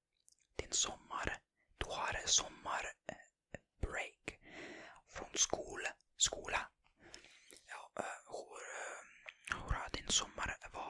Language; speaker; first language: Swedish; non-native, learner; Finnish